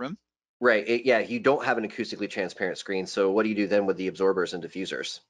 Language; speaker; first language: English; native; English